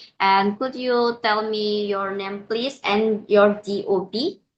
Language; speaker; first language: English; non-native, learner; Indonesian